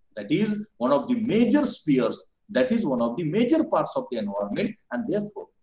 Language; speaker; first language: English; non-native, local second language; Marathi